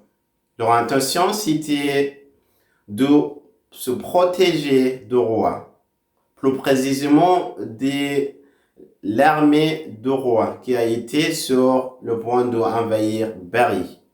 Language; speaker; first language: French; non-native, fluent; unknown